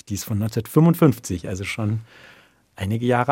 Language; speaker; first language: German; native; German